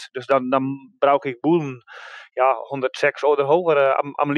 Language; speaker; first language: German; non-native, learner; Dutch